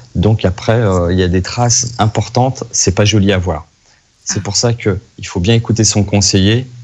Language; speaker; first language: French; native; French